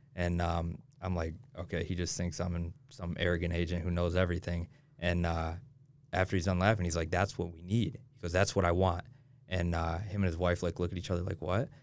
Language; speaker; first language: English; native; English